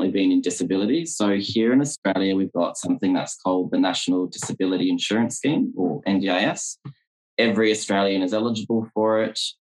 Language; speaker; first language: English; native; English